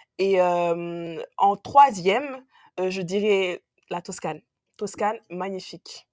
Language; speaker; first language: French; non-native, local second language; Wolof